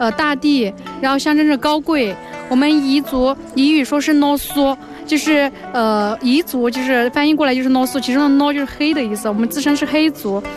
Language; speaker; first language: Chinese; non-native, local second language; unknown